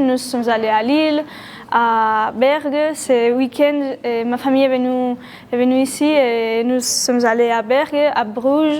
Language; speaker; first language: French; non-native, learner; Spanish